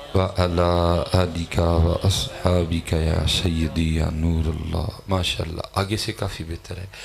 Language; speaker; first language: Urdu; non-native, local second language; Punjabi